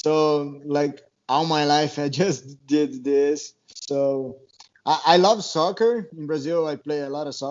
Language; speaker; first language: English; non-native, learner; Portuguese